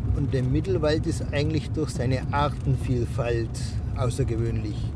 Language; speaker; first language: German; native; German